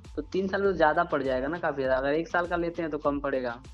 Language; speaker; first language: Hindi; native; Hindi